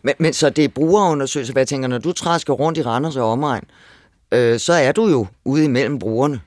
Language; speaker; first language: Danish; native; Danish